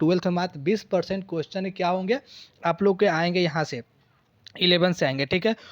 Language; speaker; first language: Hindi; native; Hindi